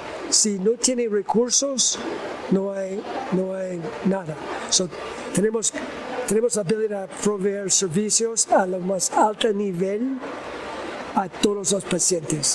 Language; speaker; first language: Spanish; non-native, learner; English